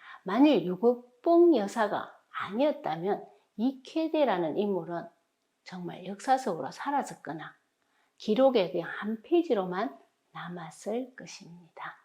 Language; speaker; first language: Korean; native; Korean